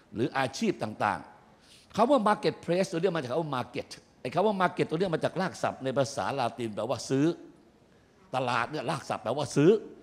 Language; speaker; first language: Thai; native; Thai